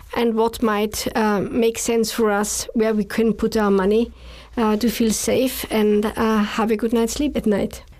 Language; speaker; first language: English; non-native, fluent; German